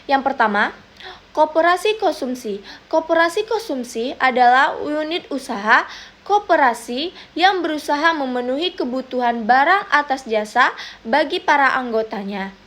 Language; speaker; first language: Indonesian; native; Indonesian